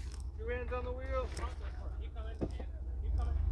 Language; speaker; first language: English; native; English